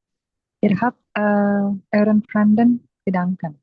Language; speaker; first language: German; non-native, learner; Indonesian